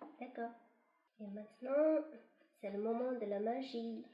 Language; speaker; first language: French; non-native, fluent; Chinese